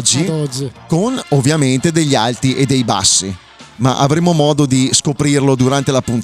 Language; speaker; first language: Italian; native; Italian